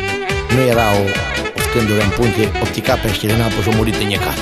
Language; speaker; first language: Romanian; native; Romanian